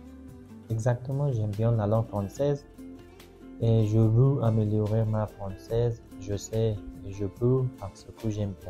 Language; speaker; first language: French; non-native, learner; Persian